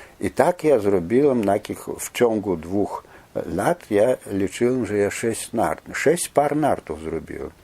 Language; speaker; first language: Polish; non-native, fluent; Belarusian